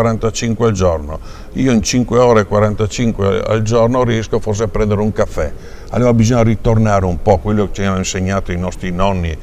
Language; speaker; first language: Italian; native; Italian